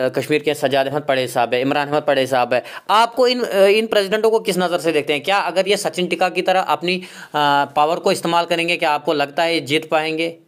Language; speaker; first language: Hindi; non-native, local second language; Kashmiri